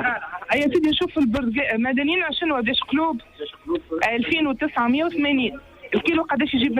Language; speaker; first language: Arabic; native; Arabic